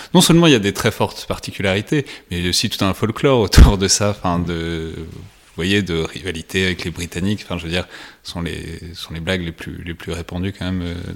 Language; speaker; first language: French; native; French